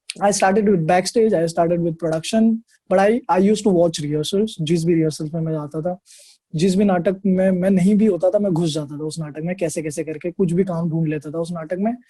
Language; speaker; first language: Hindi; non-native, local second language; Marathi